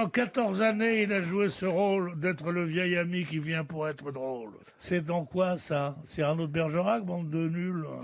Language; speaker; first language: French; native; French